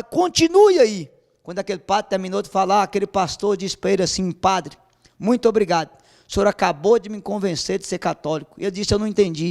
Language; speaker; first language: Portuguese; native; Portuguese